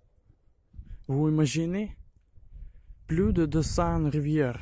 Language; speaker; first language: French; non-native, learner; Ukrainian